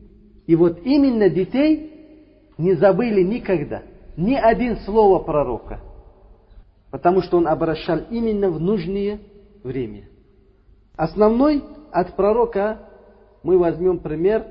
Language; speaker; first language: Russian; non-native, learner; Uzbek